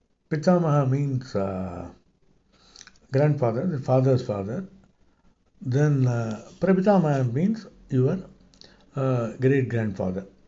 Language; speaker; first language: English; non-native, local second language; Tamil